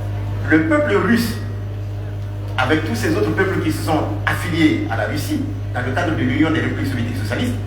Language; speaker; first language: French; non-native, local second language; Bambara